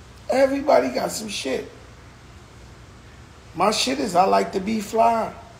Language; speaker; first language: English; native; English